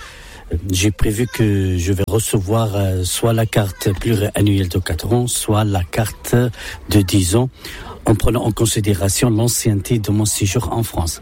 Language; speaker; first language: French; non-native, local second language; Arabic